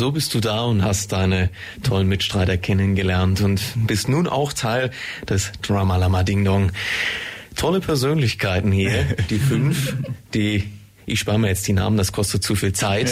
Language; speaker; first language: German; native; German